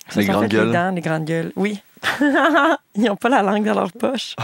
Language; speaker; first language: French; native; French